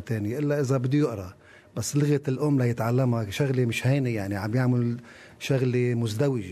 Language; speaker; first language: Arabic; native; Arabic